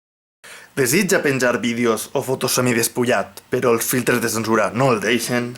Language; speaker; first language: Catalan; native; Catalan